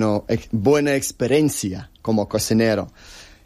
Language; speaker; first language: Spanish; non-native, learner; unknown